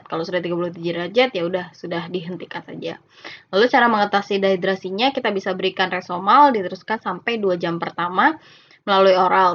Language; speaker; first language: Indonesian; native; Indonesian